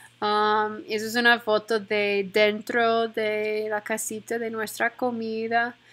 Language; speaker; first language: Spanish; non-native, fluent; English